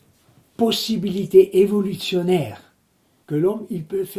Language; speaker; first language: French; non-native, local second language; German